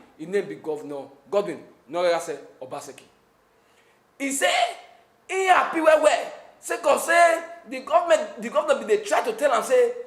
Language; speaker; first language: Nigerian Pidgin; native; Nigerian Pidgin